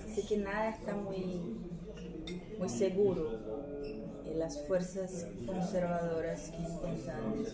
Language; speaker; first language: Spanish; non-native, fluent; Portuguese